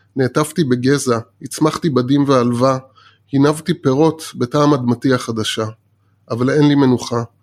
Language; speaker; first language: Hebrew; early bilingual, other home language; Persian